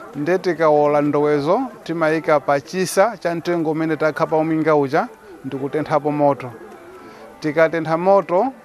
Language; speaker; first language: Nyanja; native; Nyanja